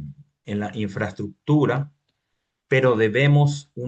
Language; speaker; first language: Spanish; native; Spanish